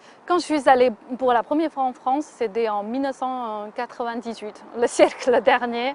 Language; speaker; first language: French; non-native, fluent; Chinese